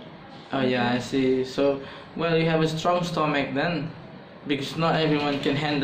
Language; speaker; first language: English; non-native, fluent; Indonesian